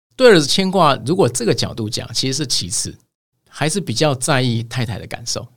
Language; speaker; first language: Chinese; native; Chinese